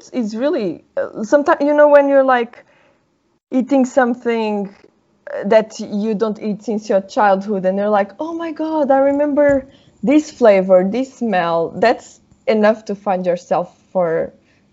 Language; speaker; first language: English; non-native, fluent; Portuguese